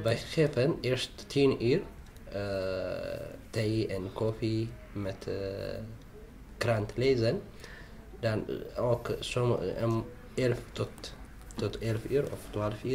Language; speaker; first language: Dutch; non-native, learner; Tigrinya